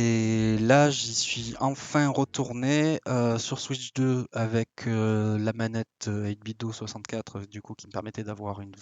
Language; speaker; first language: French; native; French